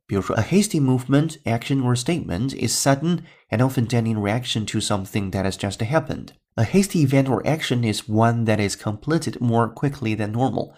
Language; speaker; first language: English; non-native, fluent; Chinese